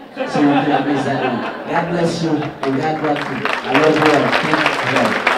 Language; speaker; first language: English; non-native, fluent; Haitian Creole